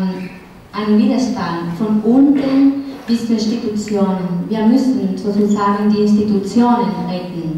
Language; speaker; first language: German; non-native, fluent; Spanish